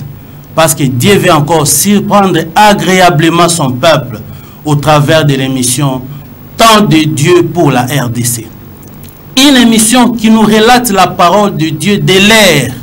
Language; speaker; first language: French; non-native, local second language; Lingala